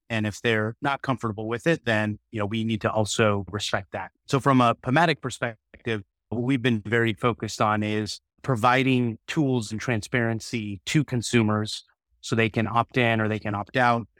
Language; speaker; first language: English; native; English